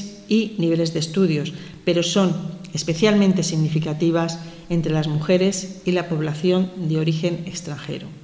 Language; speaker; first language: Spanish; native; Spanish